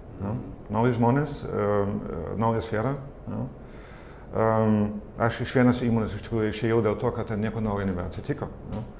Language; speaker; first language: Lithuanian; non-native, fluent; German